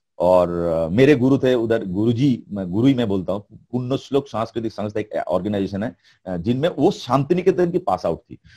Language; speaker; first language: Hindi; non-native, local second language; Bangla